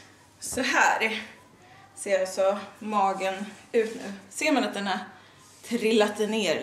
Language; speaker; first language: Swedish; native; Swedish